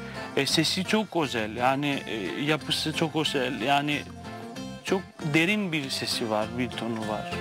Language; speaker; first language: Turkish; non-native, fluent; Greek